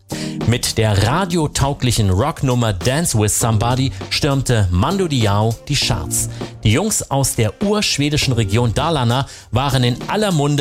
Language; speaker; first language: German; native; German